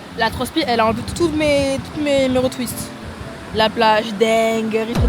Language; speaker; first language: French; native; French